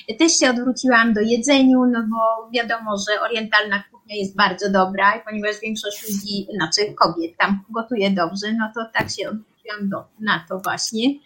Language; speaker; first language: Polish; early bilingual, heritage; Polish